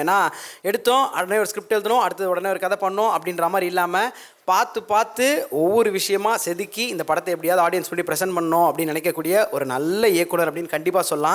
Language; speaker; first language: Tamil; native; Tamil